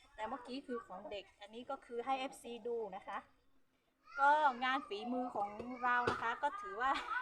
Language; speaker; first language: Thai; non-native, local second language; Hmong